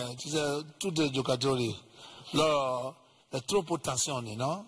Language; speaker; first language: Italian; non-native, learner; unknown